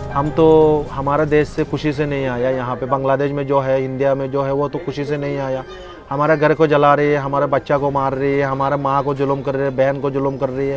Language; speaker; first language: Hindi; non-native, learner; Rohingya